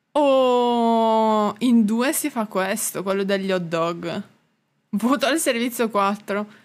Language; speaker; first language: Italian; native; Italian